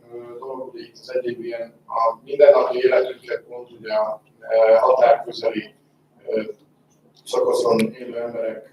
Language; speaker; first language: Hungarian; non-native, fluent; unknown